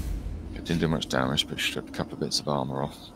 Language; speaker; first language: English; native; English